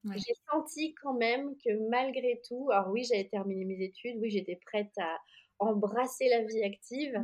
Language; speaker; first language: French; native; French